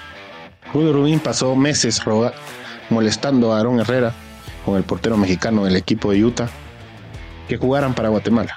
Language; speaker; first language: Spanish; native; Spanish